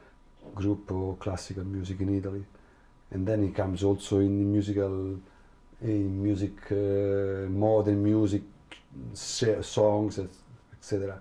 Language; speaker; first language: English; non-native, learner; Italian